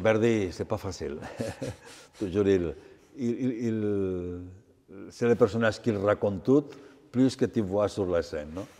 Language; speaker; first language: French; non-native, fluent; Catalan